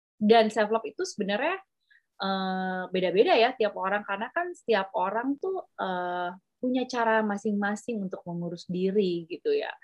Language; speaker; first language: Indonesian; native; Indonesian